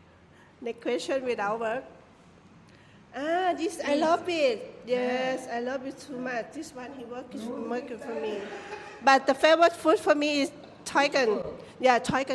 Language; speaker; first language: English; non-native, learner; Thai